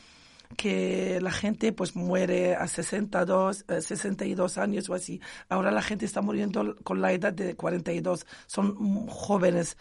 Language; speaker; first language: Spanish; non-native, local second language; Arabic